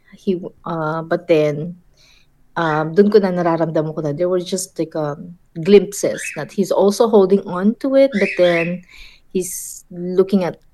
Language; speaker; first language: English; non-native, local second language; Filipino